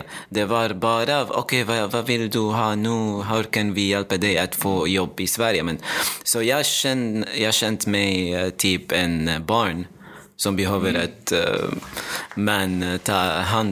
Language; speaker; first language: Swedish; non-native, fluent; Arabic